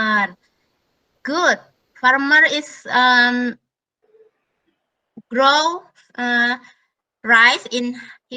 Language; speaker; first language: English; non-native, learner; Indonesian